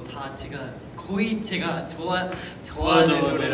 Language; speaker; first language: Korean; non-native, fluent; Japanese